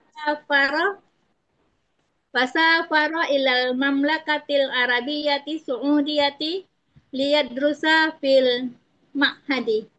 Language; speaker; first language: Arabic; non-native, learner; Indonesian